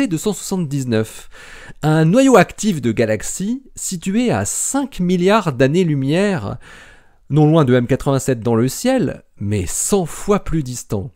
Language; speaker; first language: French; native; French